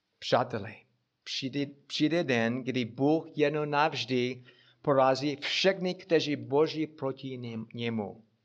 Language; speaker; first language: Czech; non-native, fluent; English